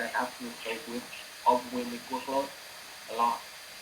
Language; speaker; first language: English; non-native, learner; Vietnamese